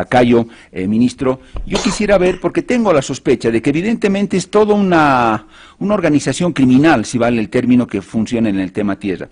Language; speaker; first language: Spanish; native; Spanish